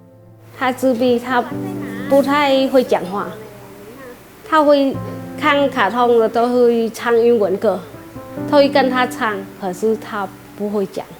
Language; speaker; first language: Chinese; non-native, fluent; Vietnamese